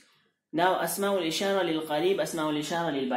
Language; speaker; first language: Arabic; non-native, fluent; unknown